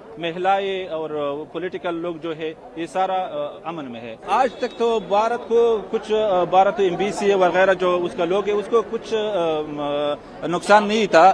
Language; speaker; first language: Hindi; non-native, fluent; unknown